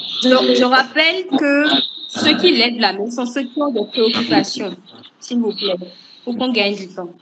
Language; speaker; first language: French; native; French